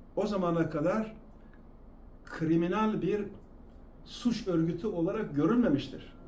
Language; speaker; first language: Turkish; non-native, local second language; Kurdish